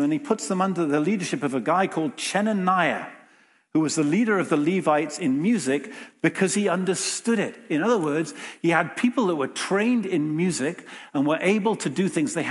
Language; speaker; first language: English; native; English